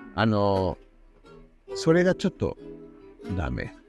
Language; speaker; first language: Japanese; non-native, learner; Spanish